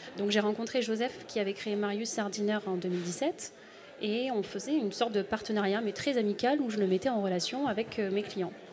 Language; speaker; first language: French; native; French